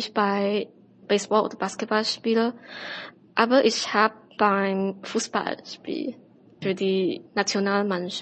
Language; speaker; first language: German; non-native, learner; Chinese